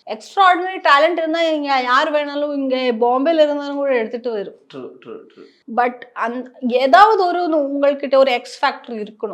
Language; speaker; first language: Tamil; non-native, learner; Malayalam